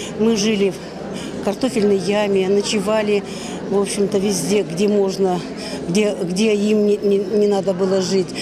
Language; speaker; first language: Russian; native; Russian